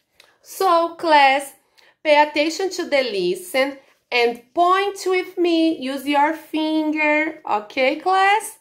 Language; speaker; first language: English; non-native, learner; Portuguese